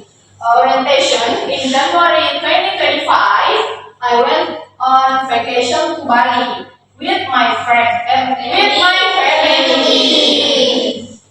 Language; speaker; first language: English; non-native, learner; Indonesian